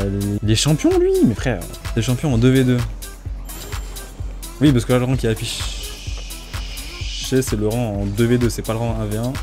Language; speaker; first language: French; native; French